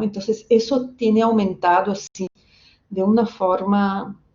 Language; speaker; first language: Spanish; non-native, fluent; Portuguese